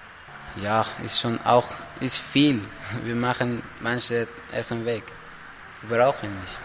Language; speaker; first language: German; non-native, learner; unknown